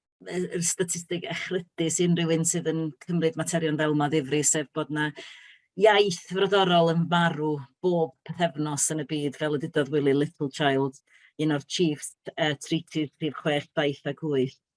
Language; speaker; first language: Welsh; native; Welsh